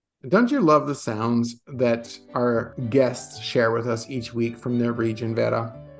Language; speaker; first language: English; native; English